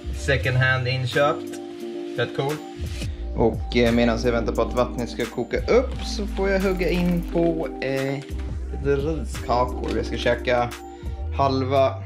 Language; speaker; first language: Swedish; early bilingual, other home language; Estonian